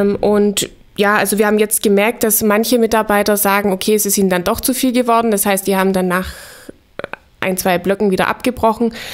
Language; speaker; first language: German; native; German